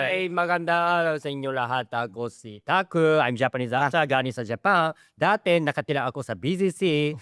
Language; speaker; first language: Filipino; non-native, learner; Japanese